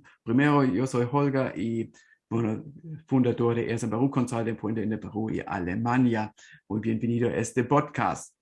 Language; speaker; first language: Spanish; non-native, fluent; German